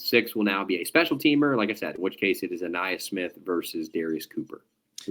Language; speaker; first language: English; native; English